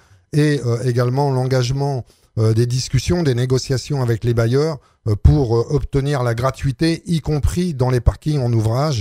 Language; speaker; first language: French; native; French